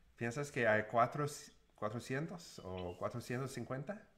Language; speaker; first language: Spanish; non-native, learner; English